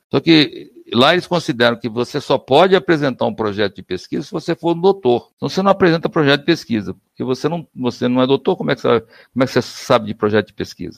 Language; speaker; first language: Portuguese; native; Portuguese